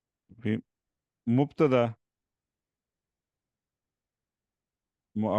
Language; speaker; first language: Arabic; non-native, fluent; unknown